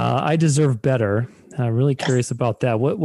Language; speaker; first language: English; native; English